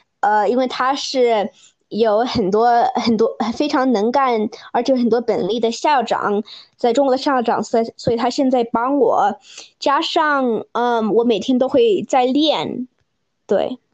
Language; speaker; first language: Chinese; early bilingual, heritage; Chinese